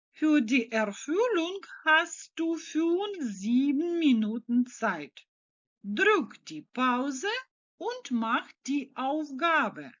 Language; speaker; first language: German; non-native, fluent; Ukrainian